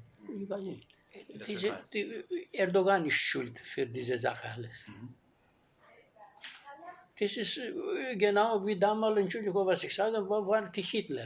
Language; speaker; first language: German; non-native, learner; Greek